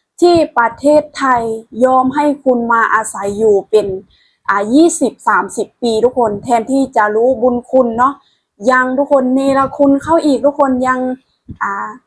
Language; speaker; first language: Thai; non-native, local second language; Lao